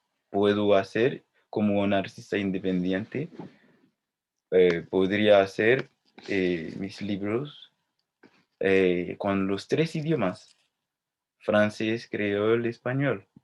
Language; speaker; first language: Spanish; non-native, fluent; Haitian Creole